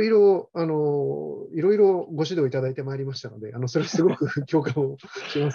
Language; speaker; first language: Japanese; native; Japanese